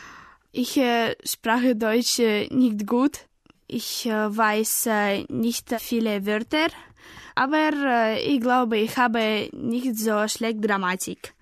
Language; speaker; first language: German; non-native, learner; Russian